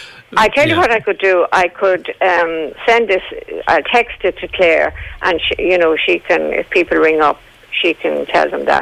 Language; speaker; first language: English; native; English